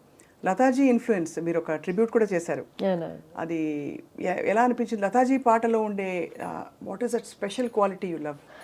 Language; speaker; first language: Telugu; native; Telugu